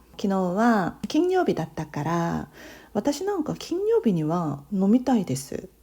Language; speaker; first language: Japanese; non-native, fluent; Korean